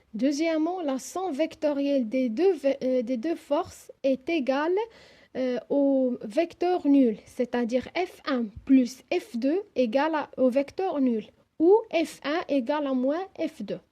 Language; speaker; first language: French; non-native, local second language; Arabic